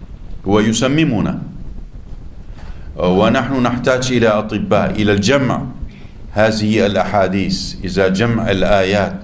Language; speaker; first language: Arabic; non-native, fluent; Turkish